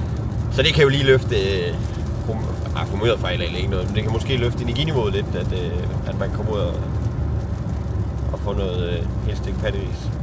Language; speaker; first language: Danish; native; Danish